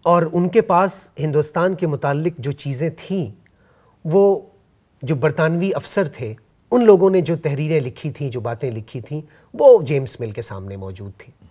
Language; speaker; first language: Urdu; native; Urdu